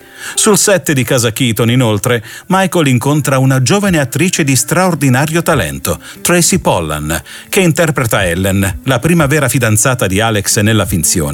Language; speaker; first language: Italian; native; Italian